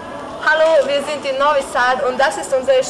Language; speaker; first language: German; non-native, learner; Serbian